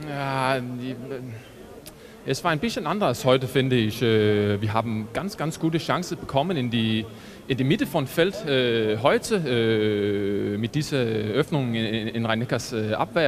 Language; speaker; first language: German; non-native, learner; Danish